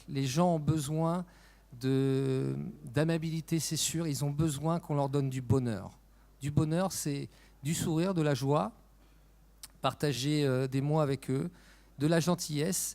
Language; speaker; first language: French; native; French